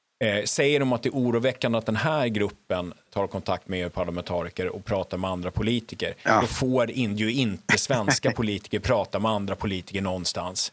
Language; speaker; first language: Swedish; native; Swedish